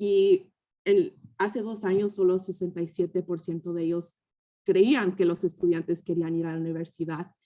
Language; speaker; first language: Spanish; early bilingual, heritage; Spanish